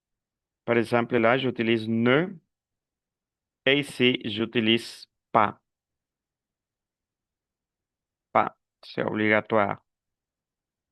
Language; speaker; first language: French; non-native, fluent; Spanish